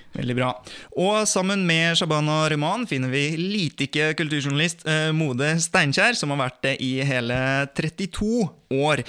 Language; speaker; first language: Norwegian; native; Norwegian